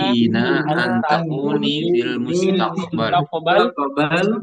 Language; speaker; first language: Arabic; non-native, learner; Indonesian